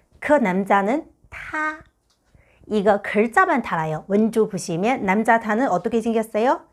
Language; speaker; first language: Korean; non-native, fluent; Chinese